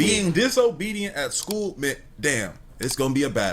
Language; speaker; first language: English; native; English